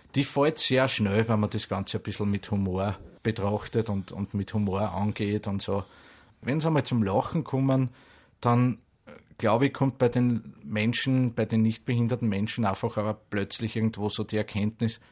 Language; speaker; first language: German; native; German